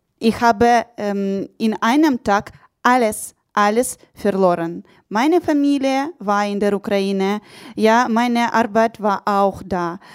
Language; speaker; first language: German; non-native, learner; Ukrainian